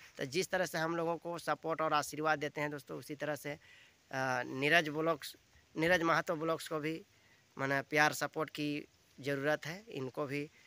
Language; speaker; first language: Hindi; native; Hindi